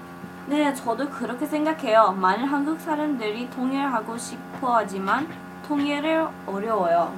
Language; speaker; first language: Korean; early bilingual, heritage; English